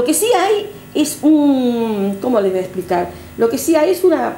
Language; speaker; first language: Spanish; native; Spanish